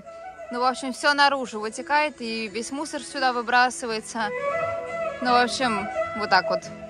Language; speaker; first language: Russian; native; Russian